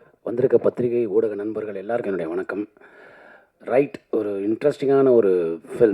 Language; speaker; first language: Tamil; native; Tamil